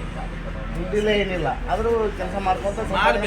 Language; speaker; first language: Kannada; native; Kannada